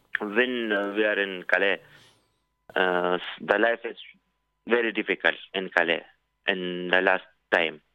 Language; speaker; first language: English; non-native, learner; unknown